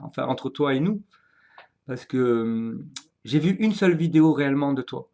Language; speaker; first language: French; native; French